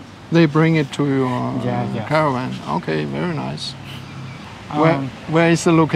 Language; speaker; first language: English; non-native, learner; Swedish